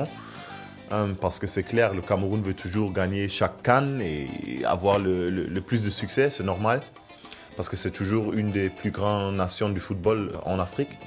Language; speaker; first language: French; non-native, fluent; German